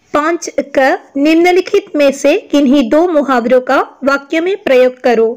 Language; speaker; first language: Hindi; non-native, local second language; Assamese